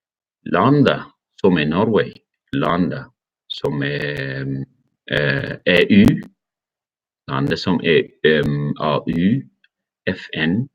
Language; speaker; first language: Norwegian; non-native, learner; Arabic